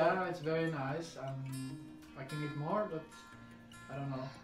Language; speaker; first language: English; non-native, fluent; Swedish